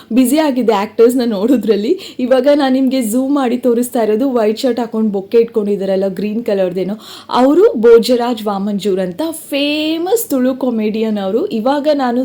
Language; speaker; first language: Kannada; non-native, local second language; Tulu